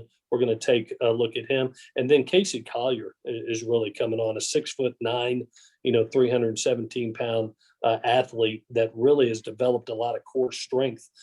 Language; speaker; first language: English; native; English